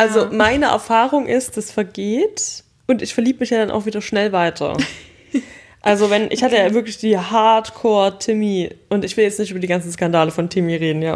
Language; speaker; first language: German; native; German